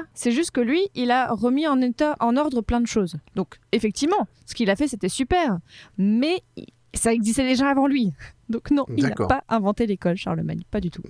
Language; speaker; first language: French; native; French